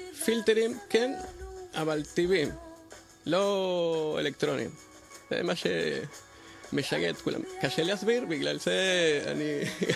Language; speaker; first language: Hebrew; non-native, fluent; Spanish